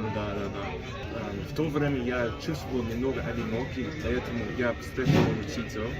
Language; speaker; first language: Russian; non-native, learner; English